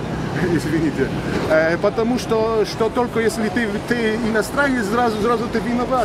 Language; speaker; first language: Russian; non-native, learner; Polish